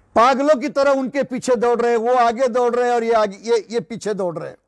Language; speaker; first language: Hindi; non-native, local second language; Marathi